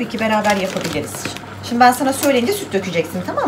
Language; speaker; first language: Turkish; native; Turkish